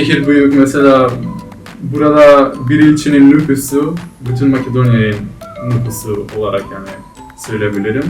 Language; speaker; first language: Turkish; non-native, fluent; Macedonian